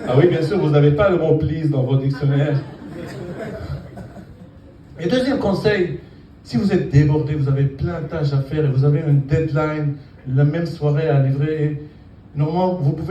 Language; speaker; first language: French; non-native, fluent; Arabic